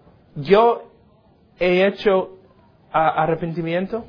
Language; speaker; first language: Spanish; non-native, learner; English